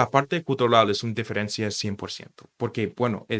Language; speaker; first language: Spanish; non-native, fluent; English